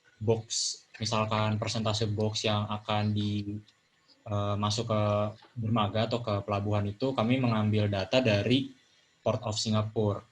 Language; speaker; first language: Indonesian; native; Indonesian